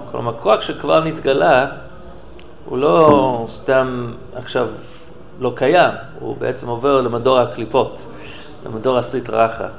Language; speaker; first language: Hebrew; non-native, fluent; English